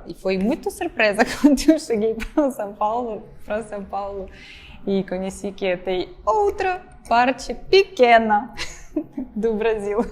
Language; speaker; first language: Portuguese; non-native, fluent; Ukrainian